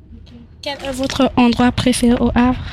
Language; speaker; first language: French; non-native, learner; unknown